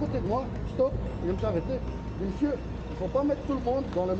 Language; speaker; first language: French; native; French